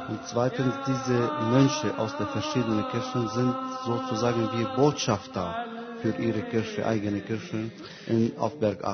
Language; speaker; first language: German; non-native, fluent; Arabic